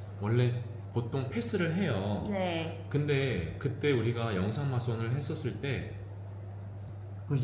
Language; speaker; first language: Korean; native; Korean